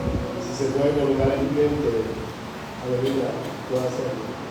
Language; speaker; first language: Spanish; native; Spanish